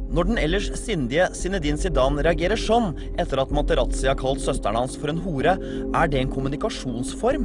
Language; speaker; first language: Norwegian; native; Norwegian